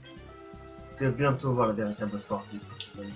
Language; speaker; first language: French; native; French